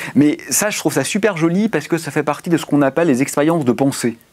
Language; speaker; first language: French; native; French